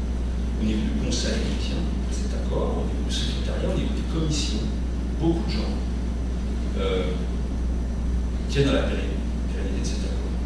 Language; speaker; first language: French; native; French